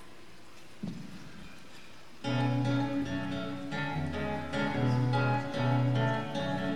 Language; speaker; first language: English; native; English